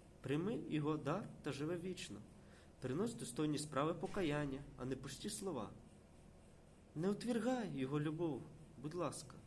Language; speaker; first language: Ukrainian; non-native, local second language; Russian